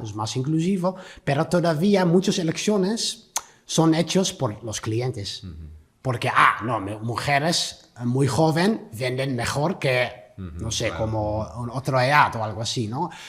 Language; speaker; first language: Spanish; non-native, learner; Dutch